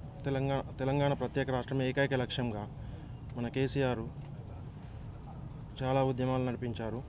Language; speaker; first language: Telugu; native; Telugu